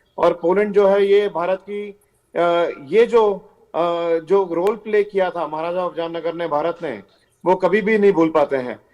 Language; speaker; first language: Hindi; native; Hindi